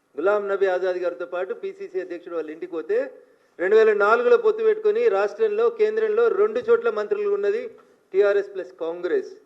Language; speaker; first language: Telugu; native; Telugu